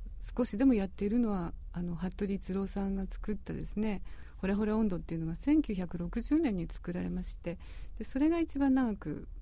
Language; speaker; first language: Japanese; native; Japanese